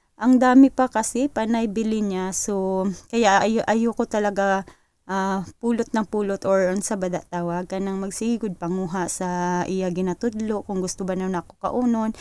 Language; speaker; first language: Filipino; non-native, local second language; Cebuano